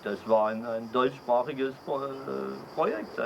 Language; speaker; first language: German; non-native, fluent; French